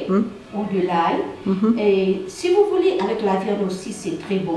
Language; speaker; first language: French; non-native, fluent; Nepali